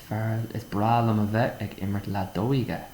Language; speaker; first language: Irish; non-native, local second language; English